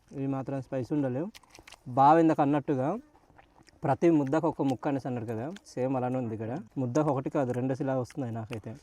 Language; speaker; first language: Telugu; native; Telugu